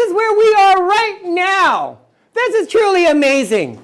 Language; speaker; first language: English; native; English